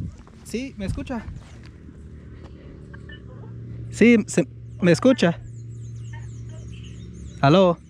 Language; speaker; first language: Spanish; non-native, fluent; English